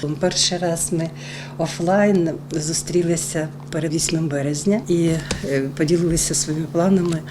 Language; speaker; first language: Ukrainian; non-native, local second language; Russian